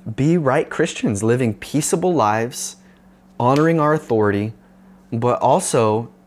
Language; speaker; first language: English; native; English